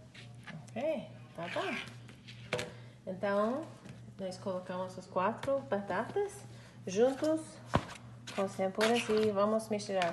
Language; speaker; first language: Portuguese; non-native, learner; English